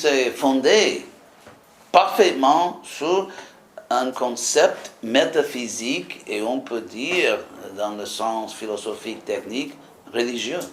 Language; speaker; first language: French; non-native, fluent; English